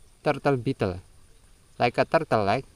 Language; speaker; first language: English; non-native, learner; Indonesian